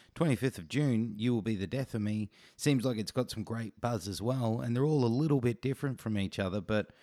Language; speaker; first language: English; native; English